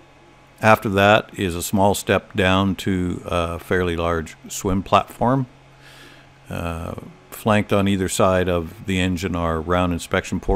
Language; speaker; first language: English; native; English